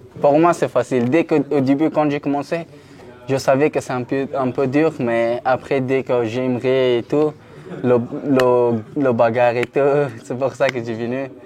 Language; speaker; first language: French; non-native, learner; Persian